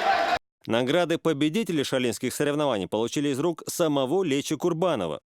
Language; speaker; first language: Russian; native; Russian